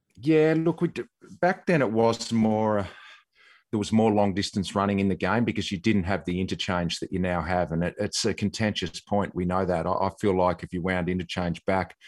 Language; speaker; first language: English; native; English